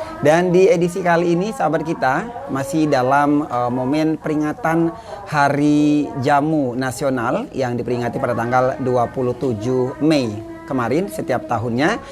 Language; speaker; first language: Indonesian; native; Indonesian